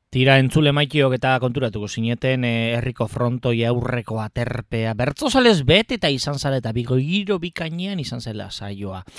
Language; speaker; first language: Basque; native; Basque